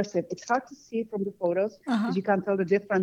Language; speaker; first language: English; non-native, fluent; Czech